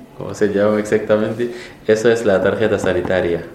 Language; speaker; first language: Spanish; non-native, learner; Wolof